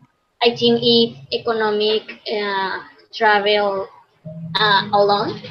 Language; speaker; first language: English; non-native, learner; Spanish